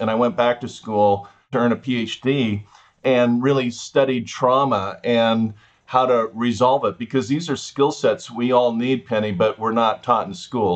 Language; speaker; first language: English; native; English